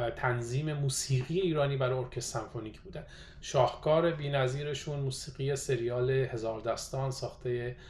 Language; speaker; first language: Persian; native; Persian